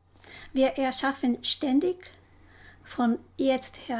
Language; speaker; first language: German; non-native, learner; Japanese